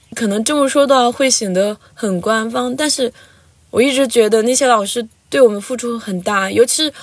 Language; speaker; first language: Chinese; non-native, local second language; Tibetan